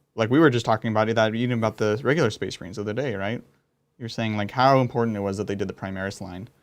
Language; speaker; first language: English; native; English